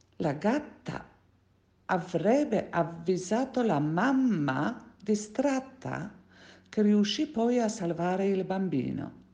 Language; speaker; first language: Italian; non-native, fluent; Polish